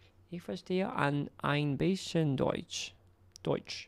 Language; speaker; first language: German; non-native, learner; Portuguese